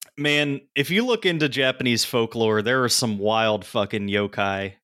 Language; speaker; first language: English; native; English